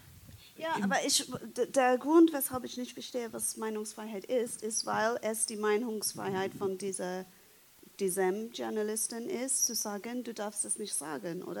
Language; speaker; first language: German; non-native, fluent; English